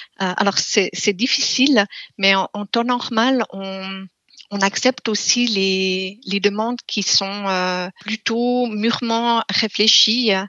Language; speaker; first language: French; native; French